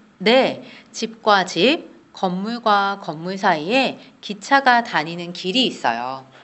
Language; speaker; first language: Korean; native; Korean